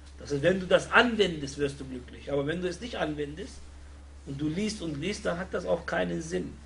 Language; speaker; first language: German; non-native, fluent; Arabic